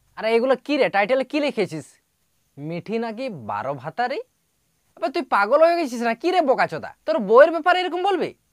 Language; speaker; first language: Bangla; non-native, local second language; Santali